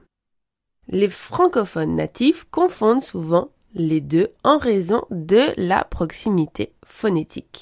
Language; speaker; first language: French; native; French